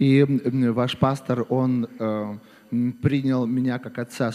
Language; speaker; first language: Russian; native; Russian